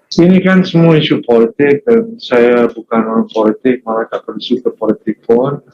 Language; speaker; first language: Malay; non-native, fluent; English